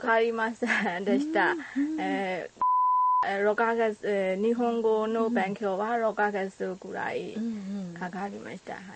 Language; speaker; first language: Japanese; non-native, learner; Burmese